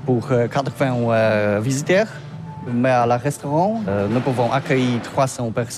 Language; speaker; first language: French; non-native, learner; Polish